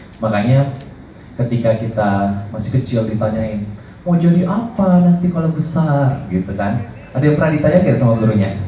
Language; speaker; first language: Indonesian; native; Indonesian